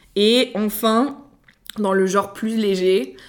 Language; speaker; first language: French; native; French